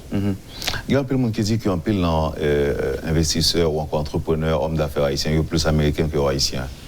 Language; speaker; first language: French; non-native, local second language; Haitian Creole